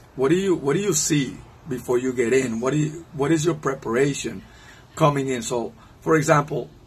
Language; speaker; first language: English; non-native, fluent; Spanish